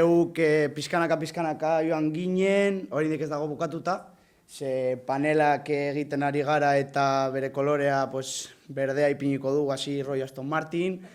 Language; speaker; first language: Basque; non-native, local second language; Spanish